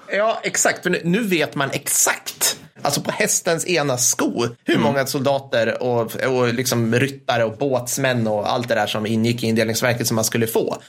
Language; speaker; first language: Swedish; native; Swedish